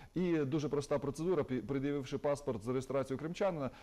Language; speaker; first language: Ukrainian; native; Ukrainian